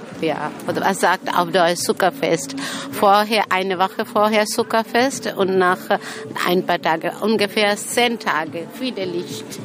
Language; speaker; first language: German; non-native, learner; Bangla